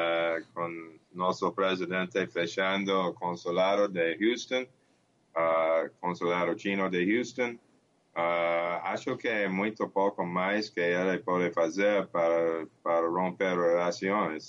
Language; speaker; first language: Portuguese; non-native, learner; English